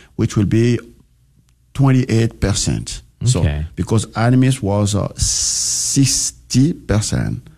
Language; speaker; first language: English; non-native, learner; French